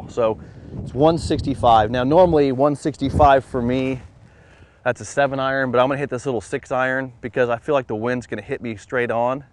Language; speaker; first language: English; native; English